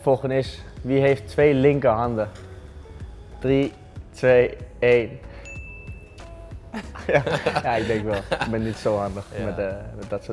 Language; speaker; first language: Dutch; non-native, learner; Danish